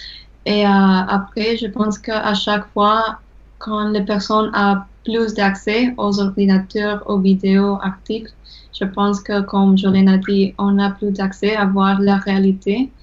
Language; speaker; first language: French; non-native, learner; English